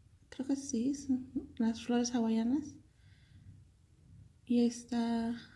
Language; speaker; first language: Spanish; early bilingual, heritage; Spanish